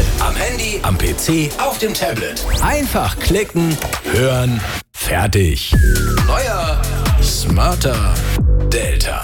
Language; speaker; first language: German; native; German